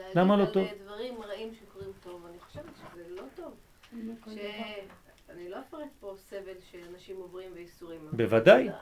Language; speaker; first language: Hebrew; early bilingual, other home language; Persian